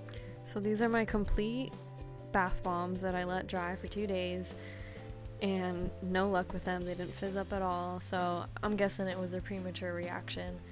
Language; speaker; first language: English; native; English